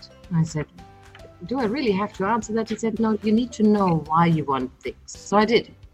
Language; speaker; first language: English; non-native, fluent; German